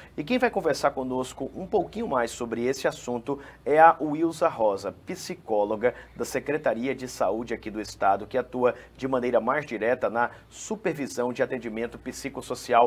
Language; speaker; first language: Portuguese; native; Portuguese